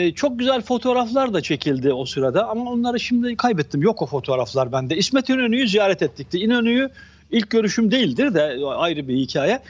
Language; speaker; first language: Turkish; native; Turkish